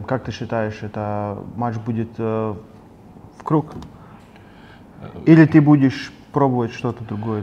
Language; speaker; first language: Russian; non-native, learner; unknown